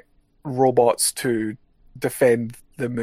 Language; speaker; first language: English; native; English